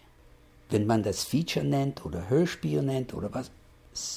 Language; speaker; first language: German; non-native, fluent; English